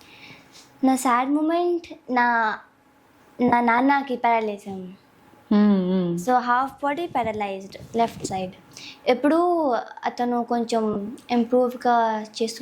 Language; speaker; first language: Telugu; non-native, local second language; Hindi